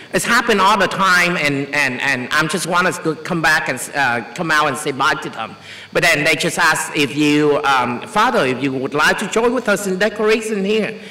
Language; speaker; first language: English; non-native, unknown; Vietnamese